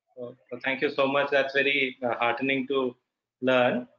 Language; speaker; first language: English; non-native, local second language; Odia